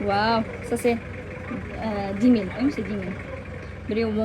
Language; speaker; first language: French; non-native, learner; Kazakh